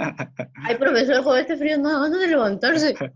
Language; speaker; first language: Spanish; native; Spanish